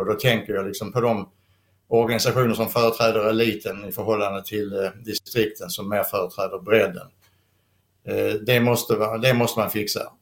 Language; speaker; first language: Swedish; native; Swedish